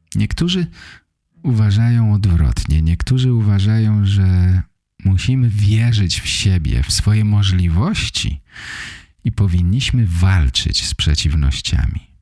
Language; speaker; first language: Polish; native; Polish